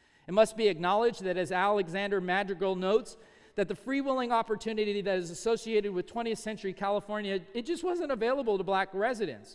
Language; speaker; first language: English; native; English